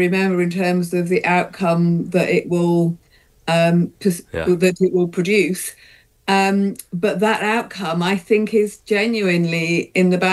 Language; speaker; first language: English; native; English